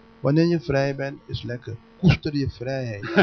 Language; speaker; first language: Dutch; non-native, learner; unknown